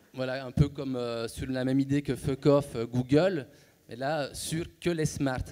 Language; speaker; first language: French; native; French